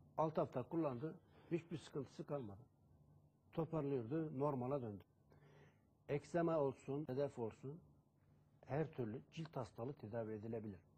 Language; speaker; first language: Turkish; native; Turkish